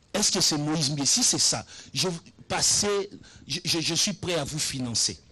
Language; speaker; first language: French; non-native, local second language; Lingala